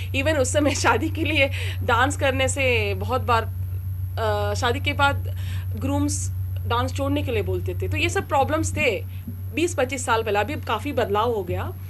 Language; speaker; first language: Hindi; non-native, local second language; Telugu